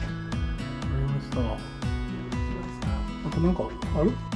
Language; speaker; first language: Japanese; native; Japanese